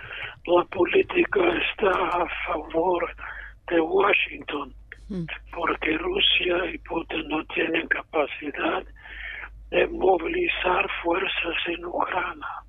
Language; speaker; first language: Spanish; non-native, fluent; English